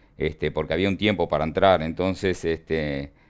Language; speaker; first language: Spanish; native; Spanish